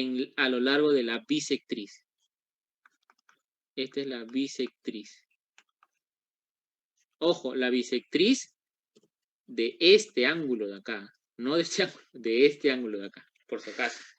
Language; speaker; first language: Spanish; native; Spanish